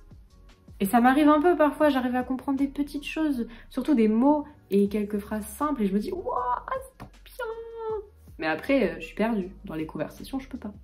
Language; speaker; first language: French; native; French